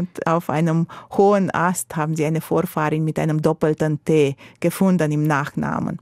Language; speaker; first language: German; non-native, local second language; Romanian